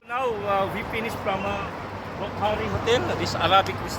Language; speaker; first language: English; non-native, learner; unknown